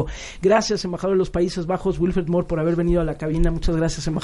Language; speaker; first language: Spanish; native; Spanish